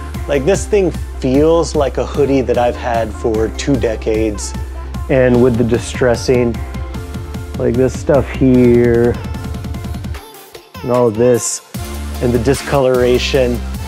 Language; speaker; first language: English; native; English